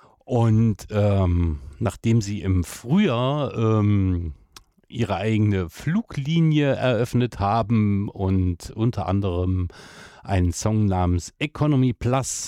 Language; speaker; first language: German; native; German